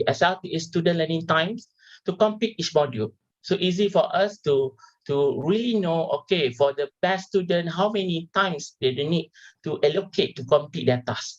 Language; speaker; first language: English; non-native, local second language; Malay